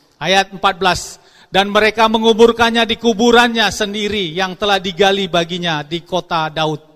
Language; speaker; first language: Indonesian; non-native, local second language; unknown